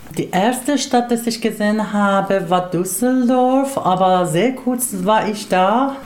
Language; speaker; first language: German; non-native, fluent; Persian